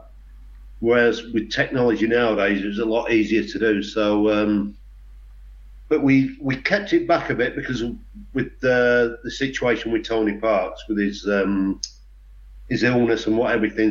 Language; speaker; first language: English; native; English